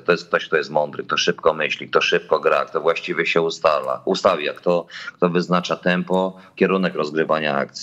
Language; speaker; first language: Polish; native; Polish